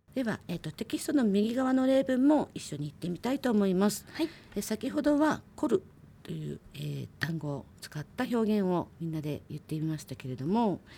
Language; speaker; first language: Japanese; native; Japanese